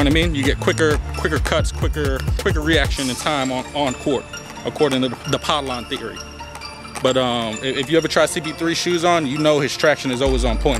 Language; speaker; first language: English; native; English